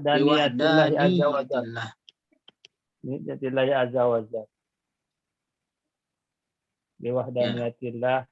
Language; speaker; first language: Arabic; non-native, learner; Indonesian